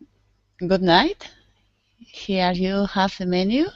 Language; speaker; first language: English; non-native, learner; Spanish